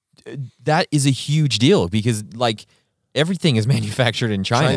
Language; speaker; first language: English; native; English